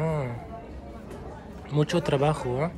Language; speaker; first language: Spanish; non-native, learner; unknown